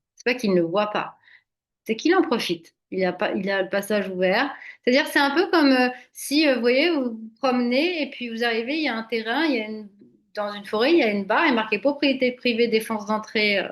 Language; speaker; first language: French; native; French